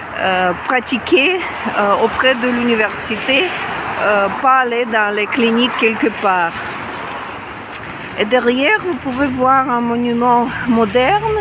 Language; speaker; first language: French; non-native, fluent; Russian